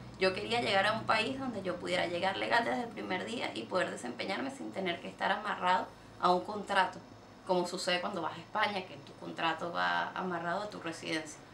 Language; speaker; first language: Spanish; native; Spanish